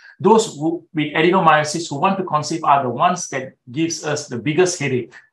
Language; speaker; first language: English; non-native, local second language; Tamil